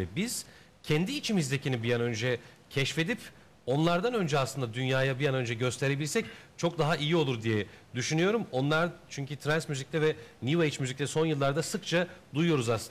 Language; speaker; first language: Turkish; native; Turkish